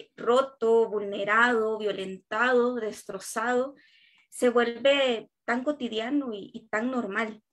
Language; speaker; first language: Spanish; native; Spanish